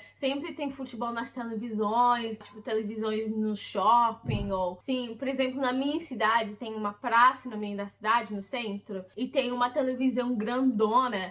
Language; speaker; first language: Portuguese; early bilingual, heritage; English